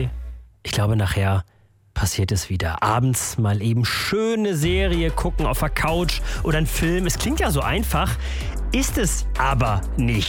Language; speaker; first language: German; native; German